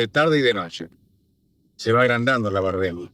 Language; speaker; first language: Spanish; native; Spanish